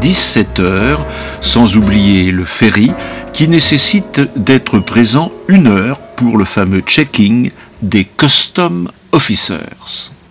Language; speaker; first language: French; native; French